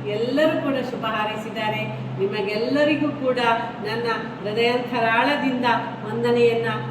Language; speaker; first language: Kannada; non-native, local second language; Tulu